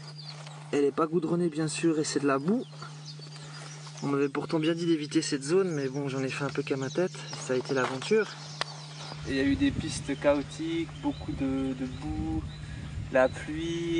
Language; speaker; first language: French; native; French